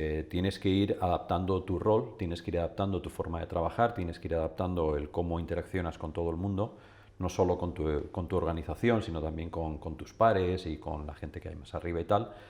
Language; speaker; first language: Spanish; native; Spanish